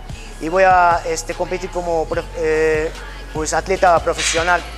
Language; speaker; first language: Spanish; non-native, fluent; Hungarian